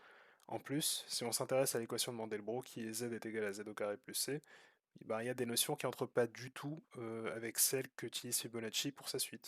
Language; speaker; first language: French; native; French